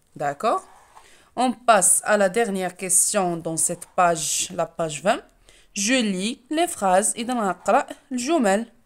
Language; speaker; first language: French; non-native, local second language; Arabic